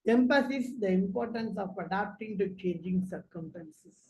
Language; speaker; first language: English; non-native, local second language; Tamil